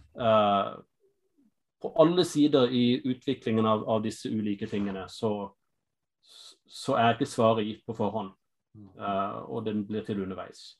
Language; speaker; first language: Norwegian; non-native, fluent; English